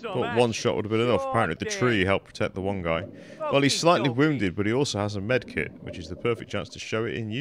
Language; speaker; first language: English; native; English